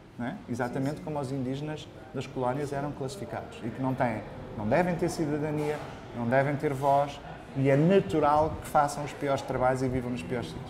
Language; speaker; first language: Portuguese; native; Portuguese